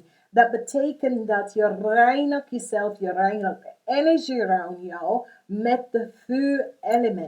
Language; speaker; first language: Dutch; non-native, fluent; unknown